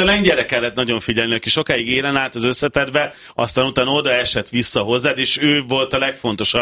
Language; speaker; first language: Hungarian; native; Hungarian